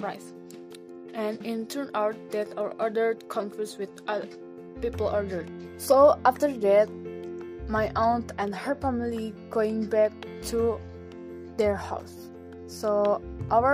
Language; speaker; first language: English; non-native, learner; Indonesian